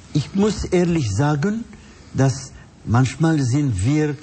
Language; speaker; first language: German; non-native, fluent; Arabic